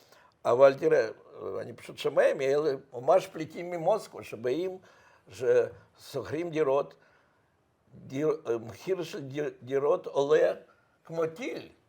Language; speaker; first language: Hebrew; non-native, fluent; Russian